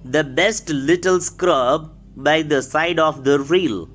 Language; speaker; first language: English; non-native, local second language; Gujarati